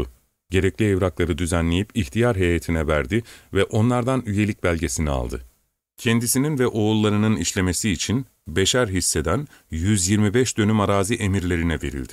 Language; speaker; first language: Turkish; native; Turkish